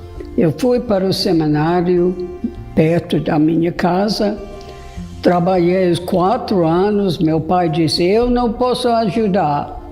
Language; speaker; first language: Portuguese; non-native, fluent; English